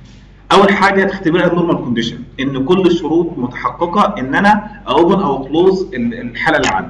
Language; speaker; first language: Arabic; native; Arabic